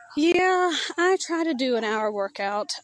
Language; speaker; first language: English; native; English